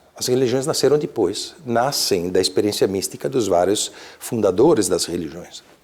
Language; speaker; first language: Portuguese; early bilingual, other home language; Italian